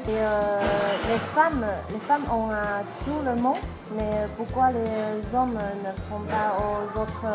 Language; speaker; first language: French; non-native, learner; Chinese